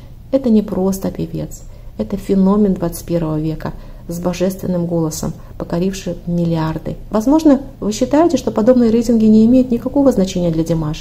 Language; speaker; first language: Russian; native; Russian